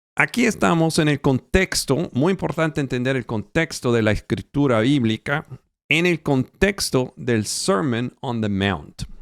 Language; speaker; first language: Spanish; non-native, fluent; Italian